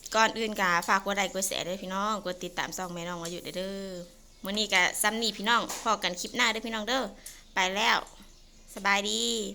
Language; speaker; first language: Thai; native; Thai